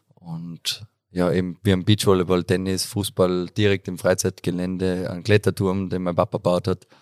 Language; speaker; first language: German; native; German